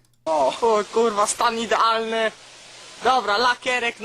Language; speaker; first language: Polish; native; Polish